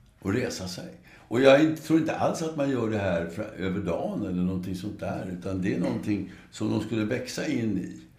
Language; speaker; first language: Swedish; native; Swedish